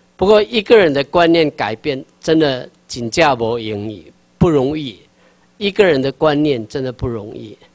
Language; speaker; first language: Chinese; non-native, local second language; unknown